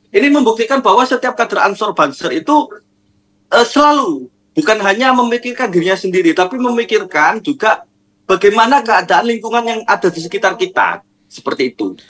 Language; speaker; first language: Indonesian; non-native, local second language; Madurese